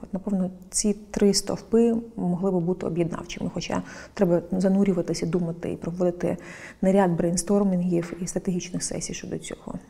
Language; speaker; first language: Ukrainian; non-native, local second language; Crimean Tatar